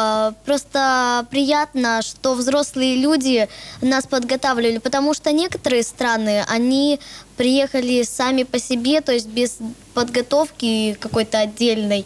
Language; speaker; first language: Russian; native; Russian